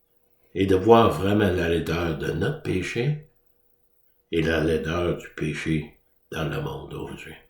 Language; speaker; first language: French; native; French